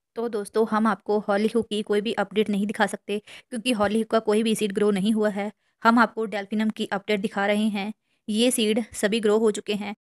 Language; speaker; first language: Hindi; non-native, local second language; Punjabi